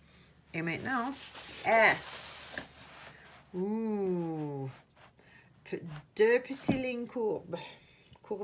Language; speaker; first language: French; non-native, fluent; English